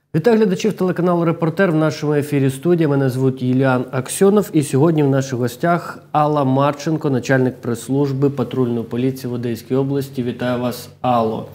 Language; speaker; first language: Ukrainian; non-native, local second language; Russian